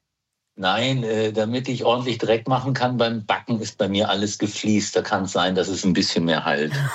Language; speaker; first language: German; native; German